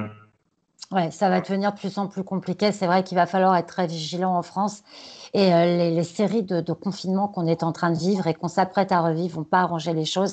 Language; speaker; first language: French; native; French